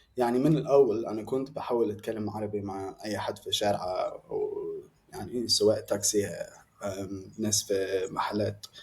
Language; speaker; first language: Egyptian Arabic; non-native, fluent; English